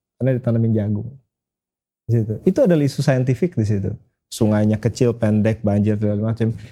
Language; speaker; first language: Indonesian; native; Indonesian